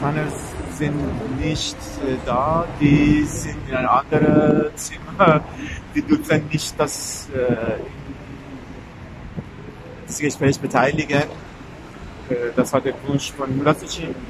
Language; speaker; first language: German; non-native, fluent; Persian